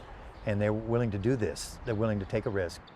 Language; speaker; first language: English; native; English